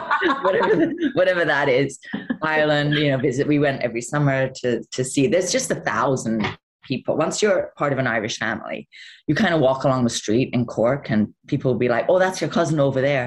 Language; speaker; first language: English; native; English